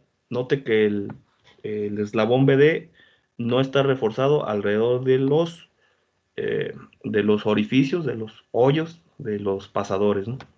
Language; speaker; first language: Spanish; native; Spanish